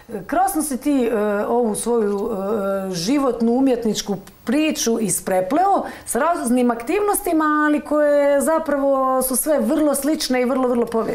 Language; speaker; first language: Croatian; native; Croatian